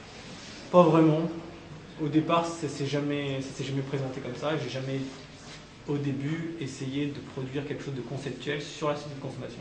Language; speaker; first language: French; native; French